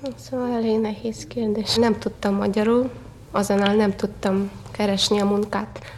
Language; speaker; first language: Hungarian; non-native, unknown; Russian